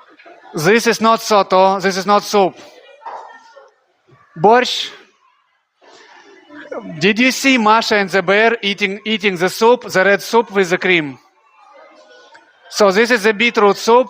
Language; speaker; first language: English; non-native, fluent; Russian